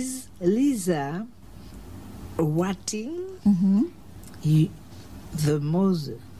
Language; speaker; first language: English; non-native, learner; French